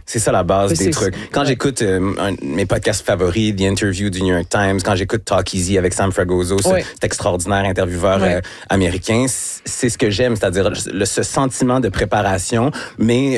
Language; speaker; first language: French; native; French